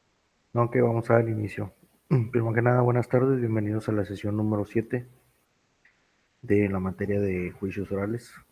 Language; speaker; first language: Spanish; native; Spanish